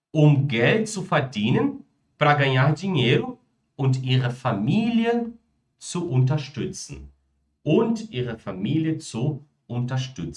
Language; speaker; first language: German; non-native, fluent; Portuguese